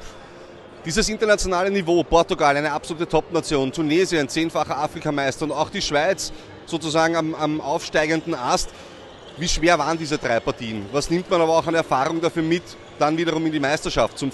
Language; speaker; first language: German; native; German